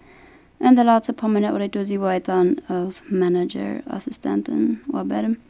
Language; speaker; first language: German; non-native, local second language; Plautdietsch